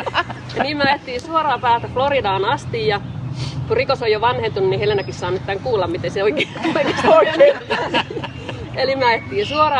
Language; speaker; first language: Finnish; native; Finnish